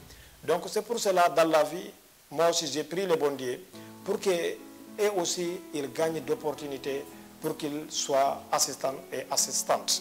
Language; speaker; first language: French; non-native, local second language; Fula